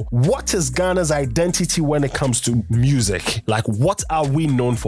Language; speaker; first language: English; non-native, local second language; Akan